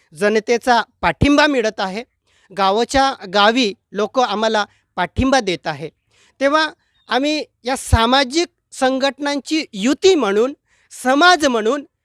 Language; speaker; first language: Marathi; non-native, local second language; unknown